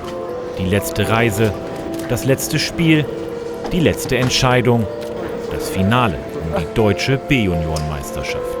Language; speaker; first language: German; native; German